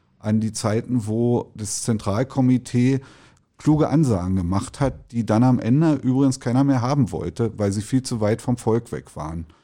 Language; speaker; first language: German; native; German